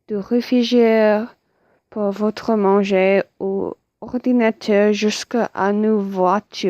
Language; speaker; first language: French; non-native, learner; English